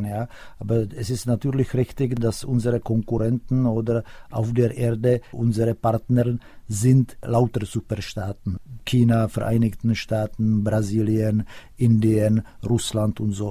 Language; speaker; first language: German; non-native, fluent; Czech